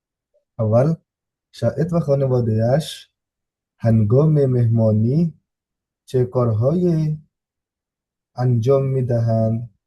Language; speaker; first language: Persian; non-native, learner; Indonesian